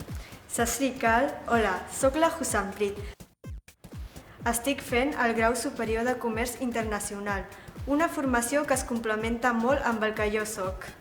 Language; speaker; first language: Catalan; early bilingual, other home language; Punjabi